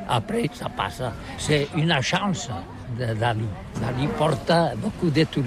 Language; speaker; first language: French; non-native, learner; Catalan